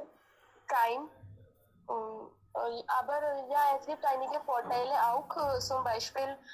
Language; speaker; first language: German; non-native, learner; Hindi